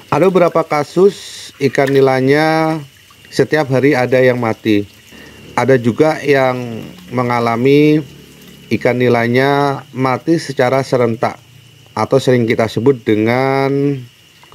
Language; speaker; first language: Indonesian; native; Indonesian